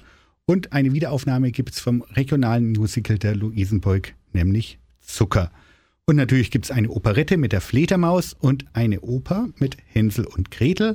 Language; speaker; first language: German; native; German